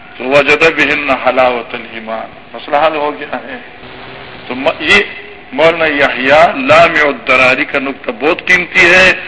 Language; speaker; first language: Urdu; non-native, local second language; Pashto